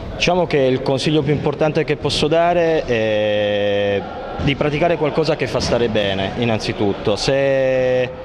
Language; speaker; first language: Italian; native; Italian